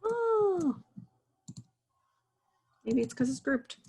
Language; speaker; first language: English; native; English